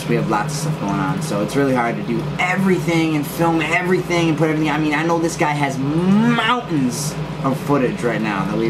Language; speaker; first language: English; native; English